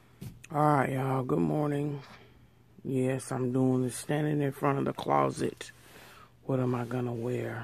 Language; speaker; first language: English; native; English